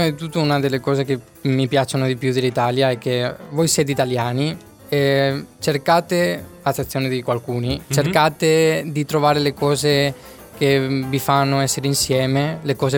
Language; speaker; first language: Italian; non-native, fluent; Spanish